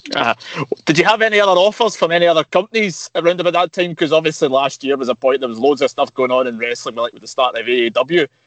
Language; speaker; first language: English; native; English